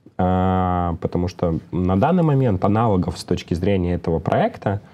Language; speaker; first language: Russian; native; Russian